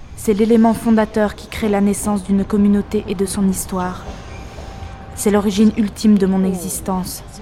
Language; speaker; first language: French; native; French